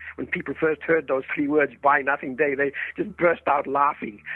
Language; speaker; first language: English; early bilingual, other home language; Estonian